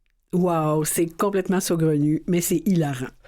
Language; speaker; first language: French; native; French